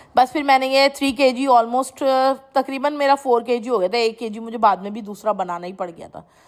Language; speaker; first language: Urdu; native; Urdu